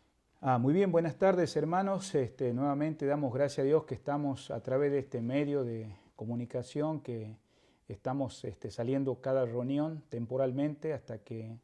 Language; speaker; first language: Spanish; native; Spanish